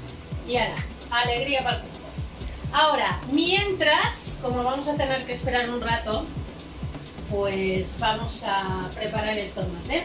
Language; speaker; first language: Spanish; native; Spanish